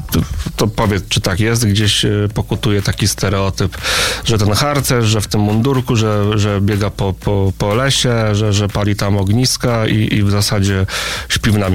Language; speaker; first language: Polish; native; Polish